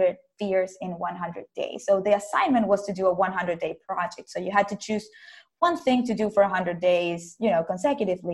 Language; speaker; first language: English; non-native, fluent; Spanish